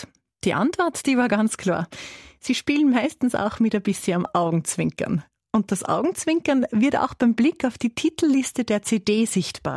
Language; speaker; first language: German; native; German